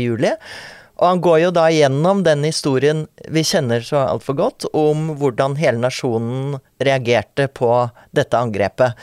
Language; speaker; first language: Norwegian; native; Norwegian